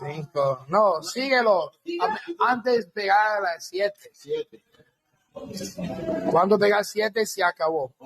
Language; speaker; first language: Spanish; non-native, learner; English